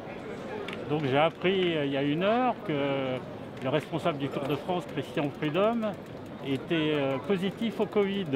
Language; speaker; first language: French; native; French